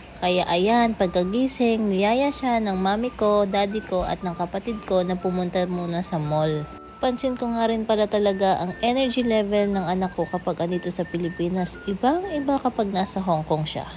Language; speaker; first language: Filipino; non-native, local second language; Masbatenyo